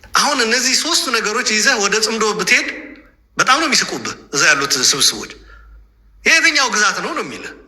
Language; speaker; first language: Amharic; non-native, local second language; Tigrinya